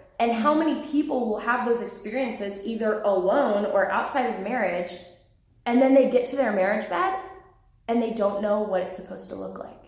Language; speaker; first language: English; native; English